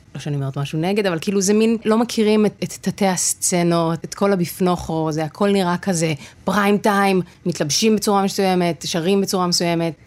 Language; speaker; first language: Hebrew; native; Hebrew